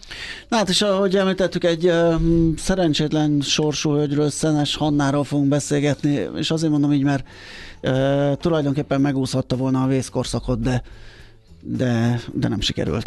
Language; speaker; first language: Hungarian; native; Hungarian